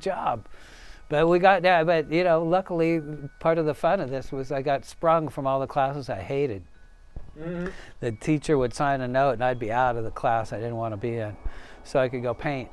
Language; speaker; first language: English; native; English